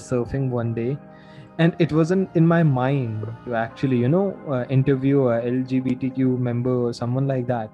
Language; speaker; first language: English; non-native, local second language; Hindi